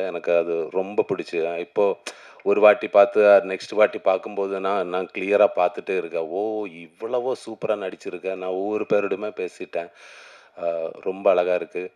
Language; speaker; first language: Tamil; non-native, learner; Malayalam